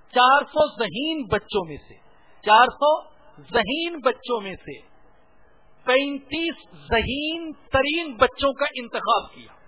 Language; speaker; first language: Urdu; native; Urdu